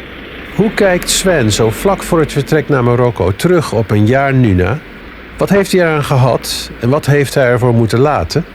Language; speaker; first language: Dutch; native; Dutch